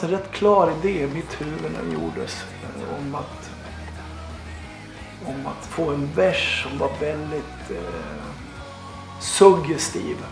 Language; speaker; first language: Swedish; native; Swedish